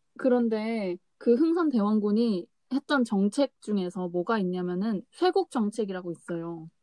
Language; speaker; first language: Korean; native; Korean